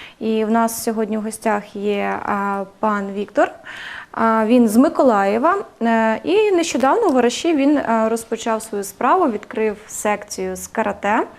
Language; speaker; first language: Ukrainian; native; Ukrainian